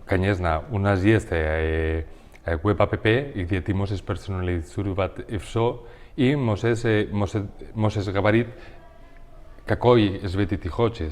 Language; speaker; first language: Russian; non-native, learner; Spanish